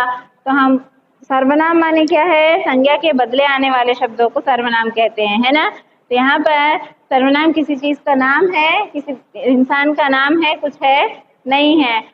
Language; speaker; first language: Hindi; non-native, local second language; Telugu